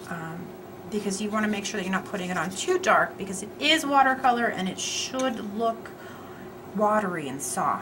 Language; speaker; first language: English; native; English